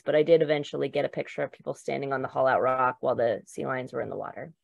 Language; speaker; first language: English; native; English